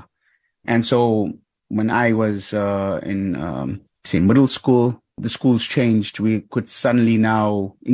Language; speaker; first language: English; native; English